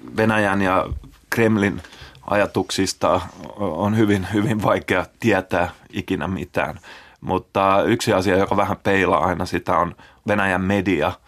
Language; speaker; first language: Finnish; native; Finnish